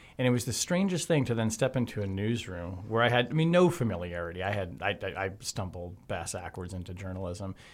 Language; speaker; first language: English; native; English